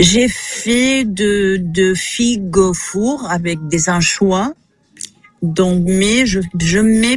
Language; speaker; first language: French; non-native, fluent; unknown